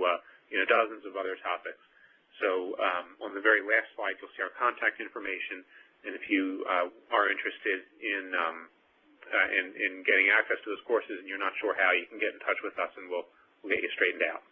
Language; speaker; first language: English; native; English